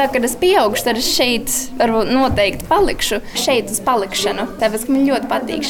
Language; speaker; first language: Latvian; early bilingual, heritage; Latvian